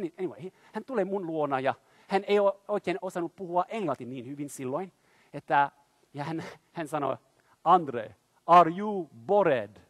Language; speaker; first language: Finnish; non-native, fluent; French